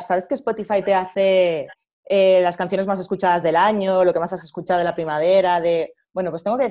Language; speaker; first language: Spanish; native; Spanish